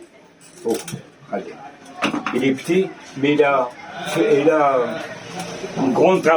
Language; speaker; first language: French; non-native, local second language; Arabic